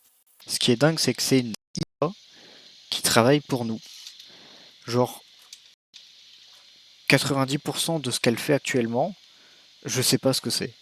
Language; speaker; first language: French; native; French